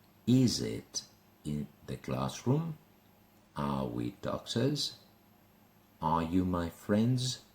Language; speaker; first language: English; non-native, fluent; Spanish